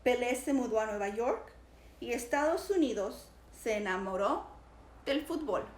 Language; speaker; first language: Spanish; early bilingual, heritage; Spanish